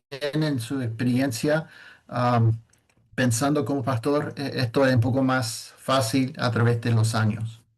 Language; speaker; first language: Spanish; non-native, fluent; English